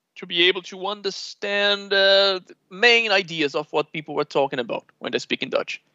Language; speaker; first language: English; non-native, fluent; Portuguese